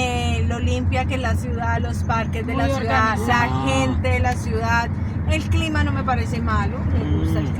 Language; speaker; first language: Spanish; native; Spanish